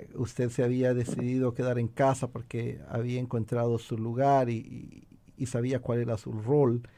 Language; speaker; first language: Spanish; native; Spanish